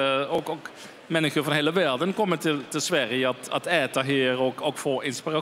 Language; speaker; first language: Swedish; non-native, fluent; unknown